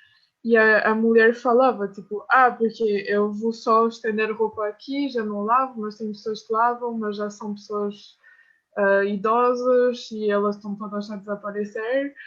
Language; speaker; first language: Portuguese; non-native, fluent; French